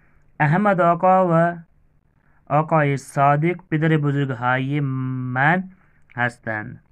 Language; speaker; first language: Persian; non-native, learner; Urdu